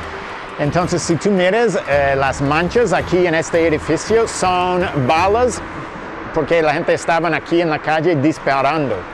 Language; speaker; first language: Spanish; non-native, fluent; English